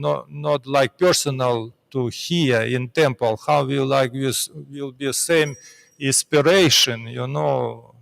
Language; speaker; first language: English; non-native, learner; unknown